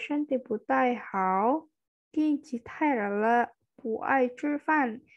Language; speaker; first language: Chinese; non-native, fluent; Indonesian